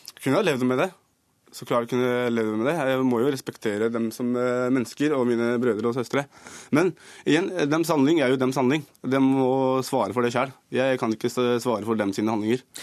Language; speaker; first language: Norwegian; early bilingual, other home language; Urdu